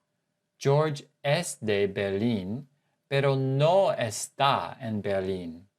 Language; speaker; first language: Spanish; non-native, fluent; English